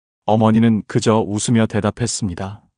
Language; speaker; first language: Korean; native; Korean